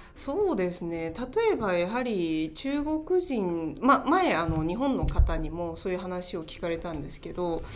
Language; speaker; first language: Japanese; non-native, fluent; Chinese